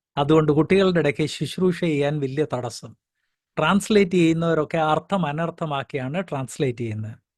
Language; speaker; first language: Malayalam; early bilingual, heritage; Malayalam